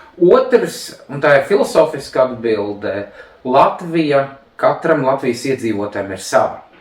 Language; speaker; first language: Latvian; non-native, local second language; Russian